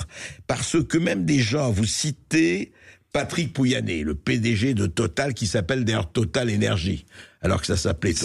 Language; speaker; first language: French; native; French